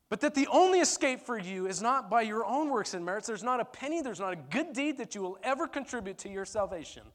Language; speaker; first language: English; early bilingual, other home language; Turkish